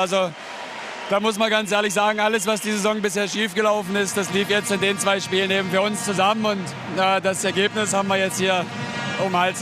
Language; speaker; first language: German; native; German